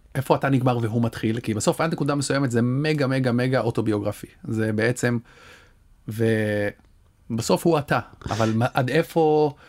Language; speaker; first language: Hebrew; native; Hebrew